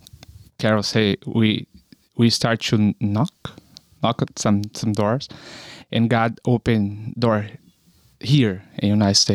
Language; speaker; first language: English; non-native, learner; Portuguese